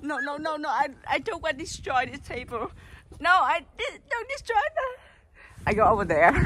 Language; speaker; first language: English; non-native, learner; Vietnamese